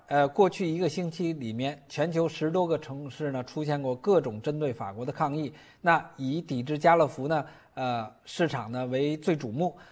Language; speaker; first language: Chinese; native; Chinese